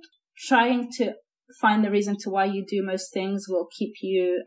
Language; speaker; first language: English; native; English